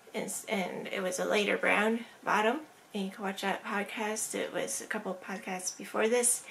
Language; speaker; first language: English; native; English